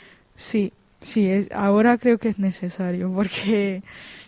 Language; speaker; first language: Spanish; non-native, fluent; French